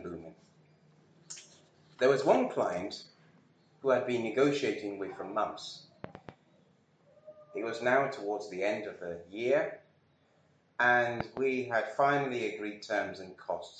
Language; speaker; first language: English; native; English